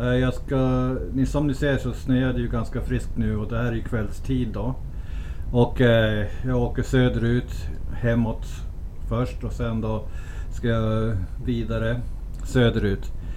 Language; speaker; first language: Swedish; native; Swedish